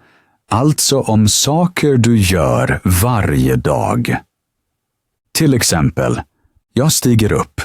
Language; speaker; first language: Swedish; native; Swedish